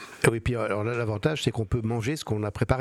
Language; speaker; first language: French; native; French